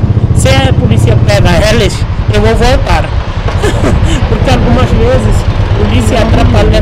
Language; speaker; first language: Portuguese; non-native, fluent; Hindi